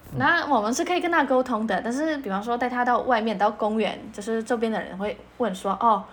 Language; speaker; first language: Chinese; non-native, fluent; Polish